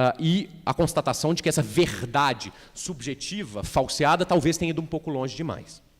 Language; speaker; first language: Portuguese; native; Portuguese